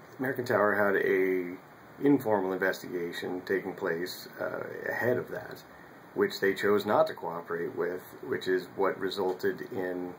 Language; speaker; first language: English; native; English